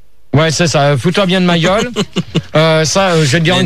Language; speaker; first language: French; native; French